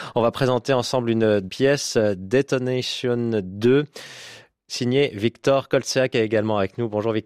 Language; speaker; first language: French; native; French